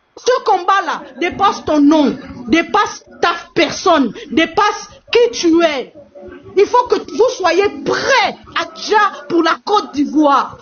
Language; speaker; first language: French; non-native, fluent; Portuguese